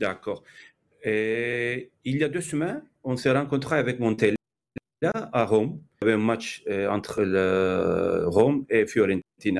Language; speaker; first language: French; non-native, fluent; Turkish